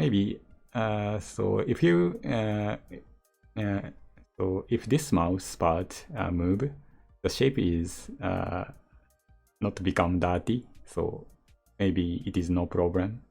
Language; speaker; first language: English; non-native, learner; Japanese